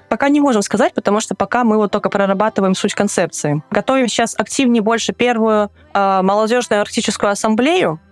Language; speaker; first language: Russian; native; Russian